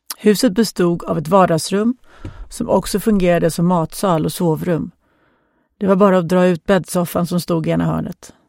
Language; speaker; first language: Swedish; non-native, fluent; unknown